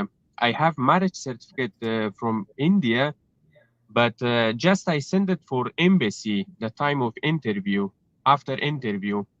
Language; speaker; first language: English; non-native, learner; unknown